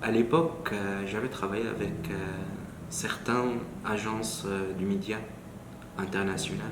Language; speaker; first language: French; non-native, learner; Arabic